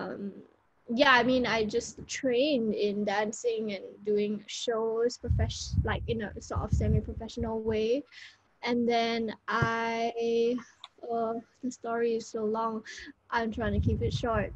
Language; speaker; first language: English; native; English